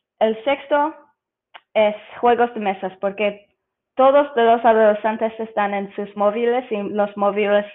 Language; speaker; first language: Spanish; non-native, learner; English